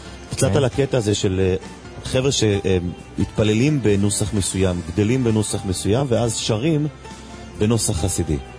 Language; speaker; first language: Hebrew; native; Hebrew